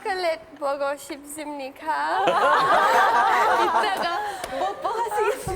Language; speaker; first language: Korean; non-native, learner; English